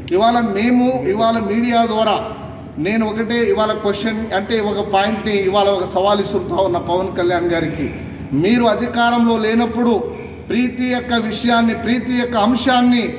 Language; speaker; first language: Telugu; non-native, local second language; Lambadi